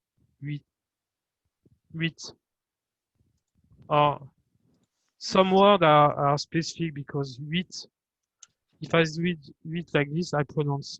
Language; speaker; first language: English; non-native, fluent; French